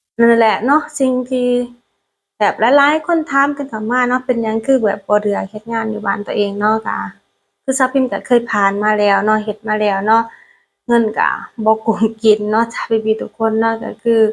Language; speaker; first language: Thai; non-native, learner; Lao